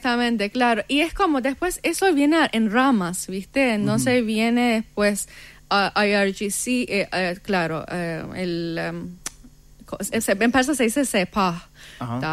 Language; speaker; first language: Spanish; non-native, fluent; Persian